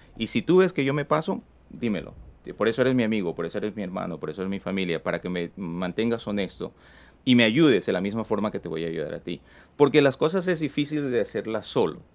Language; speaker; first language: Spanish; native; Spanish